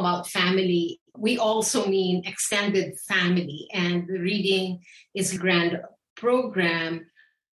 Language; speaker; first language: English; non-native, local second language; Filipino